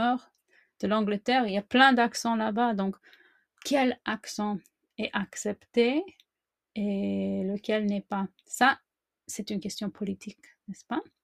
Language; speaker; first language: French; non-native, fluent; English